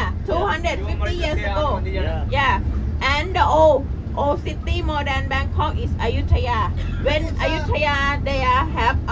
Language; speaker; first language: Hindi; non-native, learner; Thai